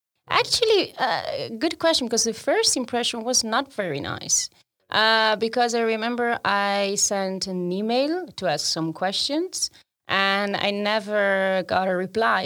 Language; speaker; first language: English; non-native, fluent; Italian